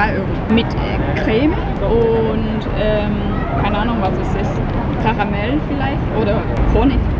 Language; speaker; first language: German; non-native, fluent; Cantonese